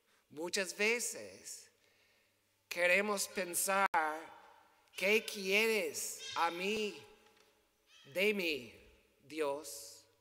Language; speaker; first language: Spanish; non-native, learner; English